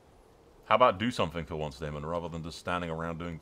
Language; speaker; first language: English; native; English